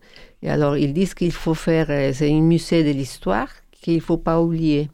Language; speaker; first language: French; non-native, learner; Spanish